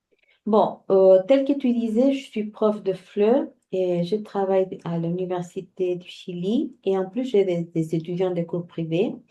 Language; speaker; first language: French; non-native, fluent; Spanish